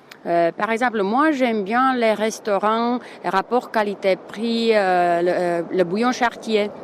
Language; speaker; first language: French; non-native, fluent; Czech